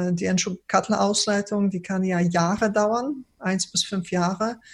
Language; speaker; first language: German; early bilingual, other home language; Polish